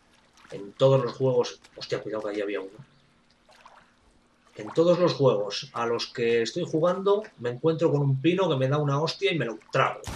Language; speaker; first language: Spanish; native; Spanish